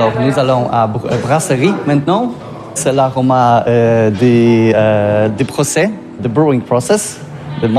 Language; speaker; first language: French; non-native, learner; Polish